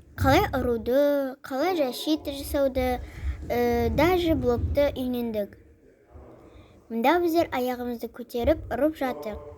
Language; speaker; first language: Kazakh; non-native, local second language; Russian